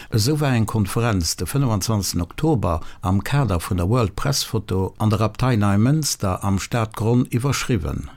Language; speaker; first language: Luxembourgish; native; Luxembourgish